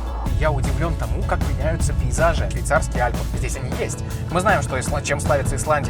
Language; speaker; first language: Russian; native; Russian